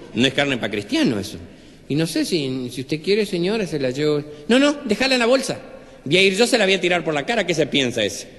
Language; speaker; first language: Spanish; native; Spanish